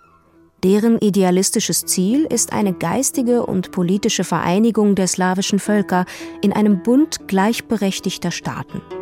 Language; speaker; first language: German; native; German